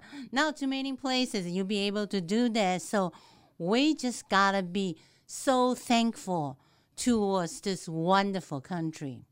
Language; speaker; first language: English; non-native, fluent; Chinese